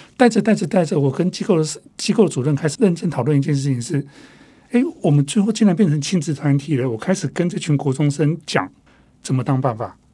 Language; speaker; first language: Chinese; non-native, local second language; Min Nan Chinese